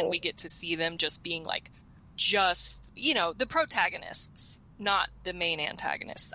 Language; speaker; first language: English; native; English